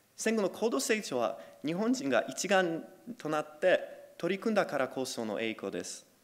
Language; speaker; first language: Japanese; non-native, fluent; Polish